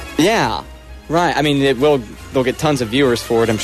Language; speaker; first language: English; native; English